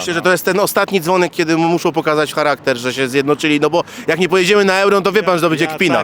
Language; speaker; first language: Polish; native; Polish